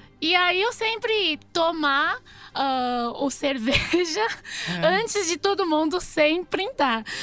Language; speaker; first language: Portuguese; non-native, fluent; Chinese